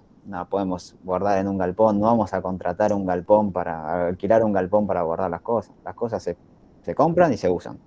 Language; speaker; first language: Spanish; native; Spanish